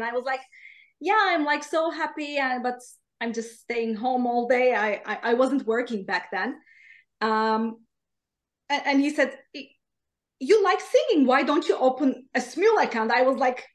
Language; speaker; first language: English; non-native, fluent; Turkish